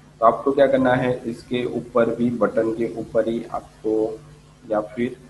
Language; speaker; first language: Hindi; non-native, local second language; Gujarati